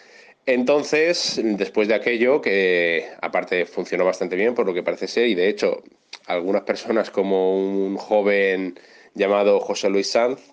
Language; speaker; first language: Spanish; native; Spanish